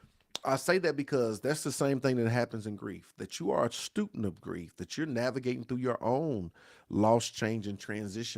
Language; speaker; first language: English; native; English